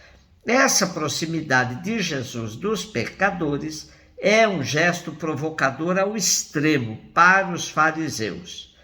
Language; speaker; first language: Portuguese; native; Portuguese